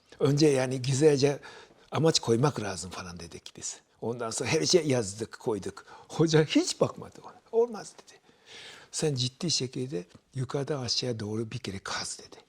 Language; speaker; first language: Turkish; non-native, fluent; Japanese